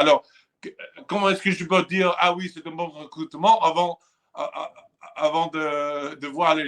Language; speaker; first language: French; non-native, fluent; English